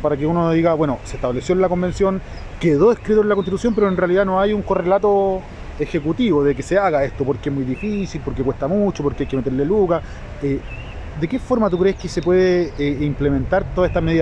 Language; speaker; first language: Spanish; native; Spanish